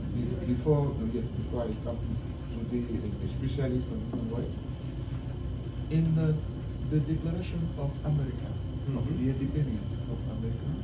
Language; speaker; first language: English; non-native, learner; French